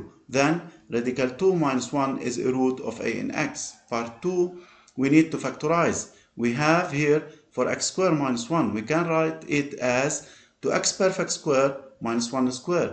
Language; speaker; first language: English; non-native, local second language; Arabic